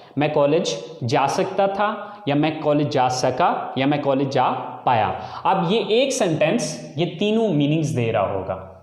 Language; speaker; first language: Urdu; native; Urdu